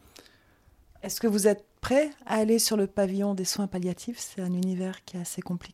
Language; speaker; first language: French; native; French